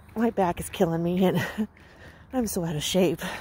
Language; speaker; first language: English; native; English